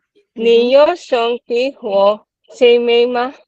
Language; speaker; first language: Chinese; non-native, learner; Filipino